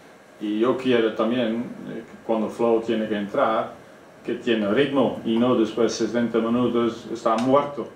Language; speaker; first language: Spanish; non-native, fluent; Dutch